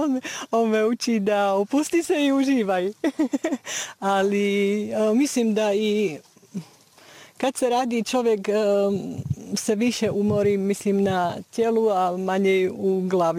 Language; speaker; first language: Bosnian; non-native, learner; Slovak